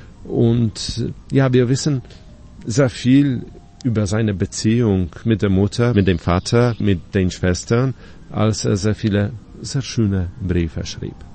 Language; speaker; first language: German; non-native, fluent; Polish